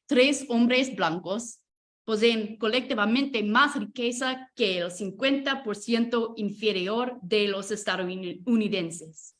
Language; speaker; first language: Spanish; non-native, fluent; English